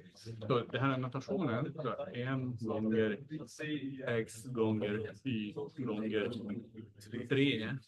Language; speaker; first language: Swedish; non-native, fluent; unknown